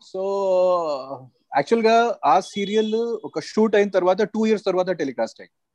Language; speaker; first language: Telugu; non-native, local second language; Hindi